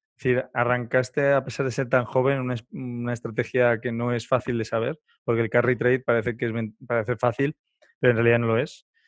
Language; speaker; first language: Spanish; native; Spanish